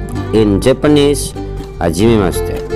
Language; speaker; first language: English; non-native, learner; Indonesian